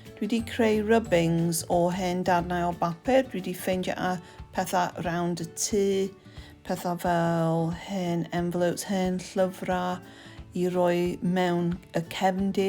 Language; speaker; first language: Welsh; non-native, local second language; English